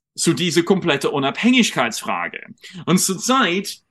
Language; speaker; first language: German; non-native, fluent; English